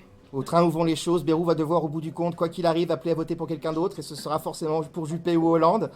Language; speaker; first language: French; native; French